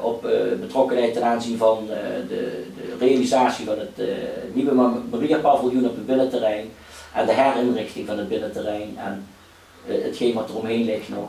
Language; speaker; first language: Dutch; native; Dutch